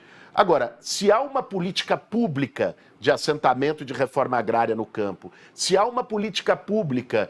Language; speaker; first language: Portuguese; native; Portuguese